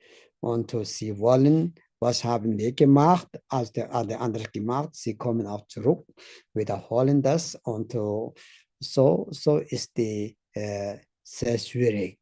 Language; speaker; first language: German; non-native, learner; Tibetan